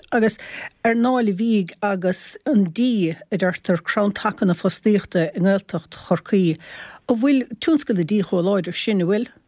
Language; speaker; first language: Irish; native; Irish